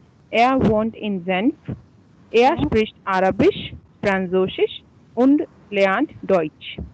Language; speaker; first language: German; non-native, learner; Hindi